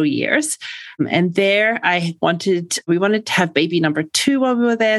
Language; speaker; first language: English; native; English